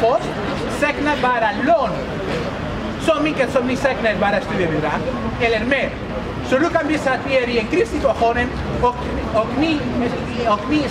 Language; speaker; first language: Swedish; non-native, learner; Spanish